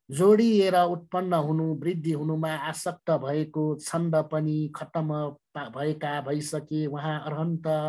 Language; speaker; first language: Nepali; non-native, local second language; Newari